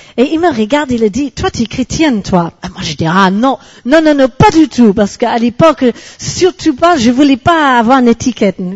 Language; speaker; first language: French; non-native, fluent; English